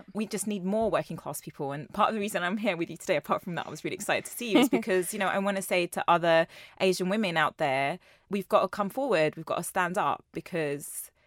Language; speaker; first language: English; native; English